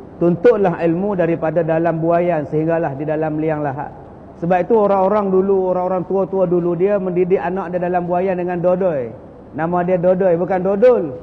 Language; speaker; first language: Malay; native; Malay